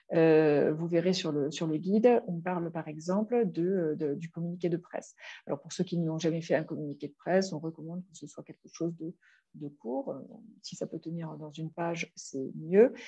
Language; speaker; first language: French; native; French